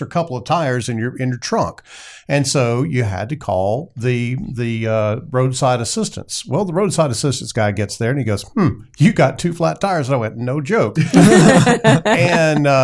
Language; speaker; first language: English; native; English